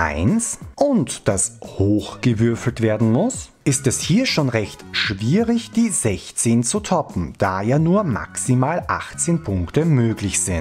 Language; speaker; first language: German; native; German